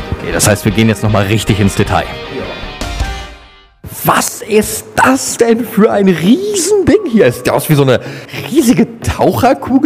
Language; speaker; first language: German; native; German